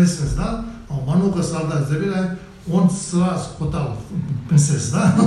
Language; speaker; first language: Russian; non-native, learner; Tibetan